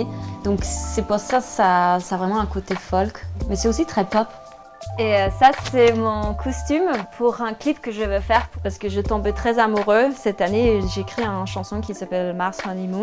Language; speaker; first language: French; non-native, fluent; Danish